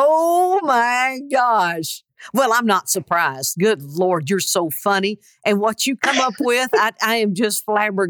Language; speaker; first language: English; native; English